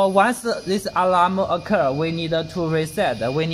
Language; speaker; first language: English; non-native, learner; Chinese